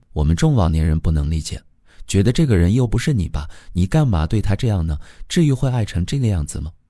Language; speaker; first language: Chinese; native; Chinese